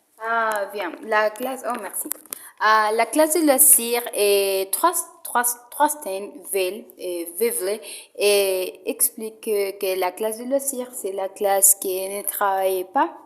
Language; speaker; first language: French; non-native, learner; Spanish